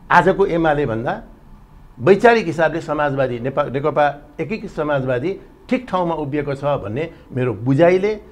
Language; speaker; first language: Nepali; native; Nepali